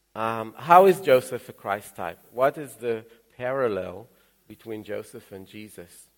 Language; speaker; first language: English; early bilingual, other home language; Russian